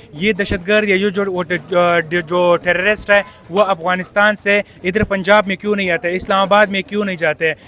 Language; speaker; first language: Urdu; non-native, local second language; Pashto